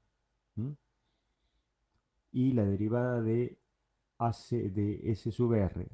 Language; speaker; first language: Spanish; native; Spanish